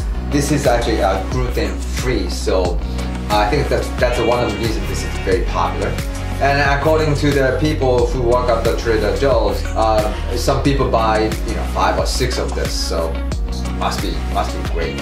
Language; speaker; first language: English; non-native, fluent; Japanese